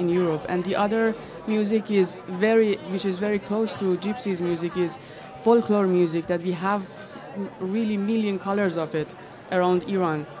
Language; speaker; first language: English; non-native, fluent; Persian